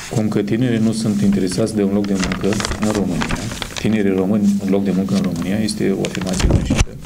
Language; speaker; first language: Romanian; native; Romanian